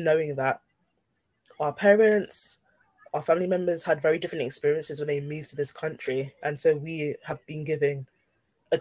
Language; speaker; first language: English; native; English